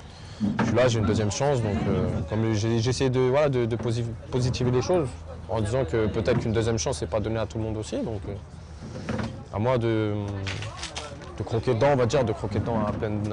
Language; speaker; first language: French; native; French